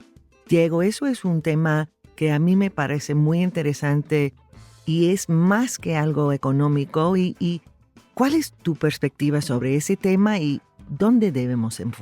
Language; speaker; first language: Spanish; non-native, fluent; English